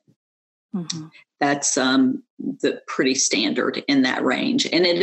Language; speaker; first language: English; native; English